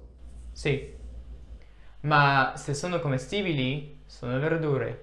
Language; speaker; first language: Italian; non-native, learner; English